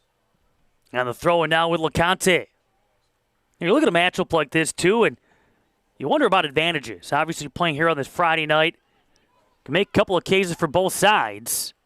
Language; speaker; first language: English; native; English